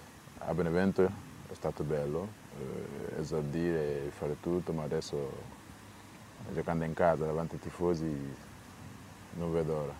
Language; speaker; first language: Italian; non-native, fluent; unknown